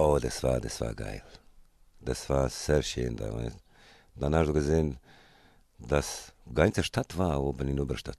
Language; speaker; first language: German; non-native, fluent; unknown